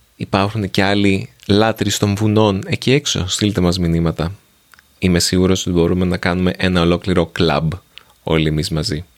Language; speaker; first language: Greek; native; Greek